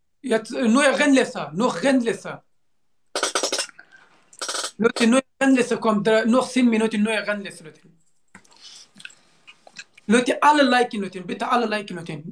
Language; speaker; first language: German; non-native, learner; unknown